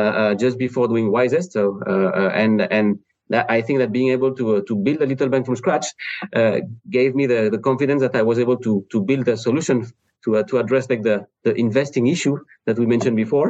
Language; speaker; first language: English; non-native, fluent; French